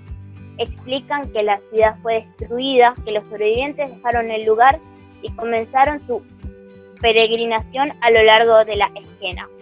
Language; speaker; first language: Spanish; native; Spanish